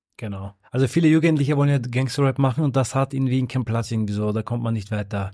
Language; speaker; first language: German; early bilingual, other home language; Turkish